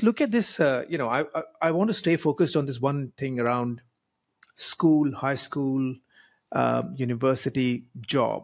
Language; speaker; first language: English; non-native, local second language; Hindi